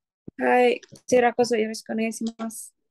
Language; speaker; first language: Japanese; non-native, learner; Indonesian